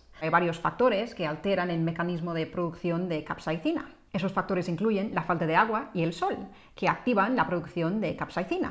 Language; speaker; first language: Spanish; non-native, fluent; English